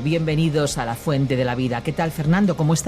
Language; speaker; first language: Spanish; native; Spanish